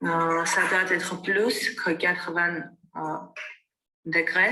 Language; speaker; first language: French; non-native, fluent; Armenian